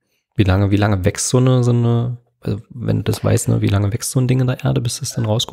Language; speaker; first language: German; native; German